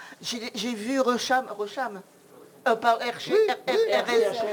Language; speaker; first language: French; native; French